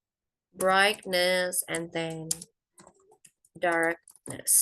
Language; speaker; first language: English; non-native, fluent; Indonesian